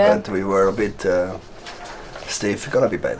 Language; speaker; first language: English; non-native, fluent; Swiss German